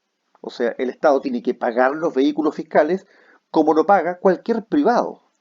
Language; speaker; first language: Spanish; native; Spanish